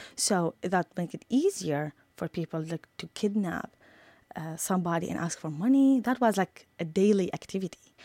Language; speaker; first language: English; non-native, fluent; Arabic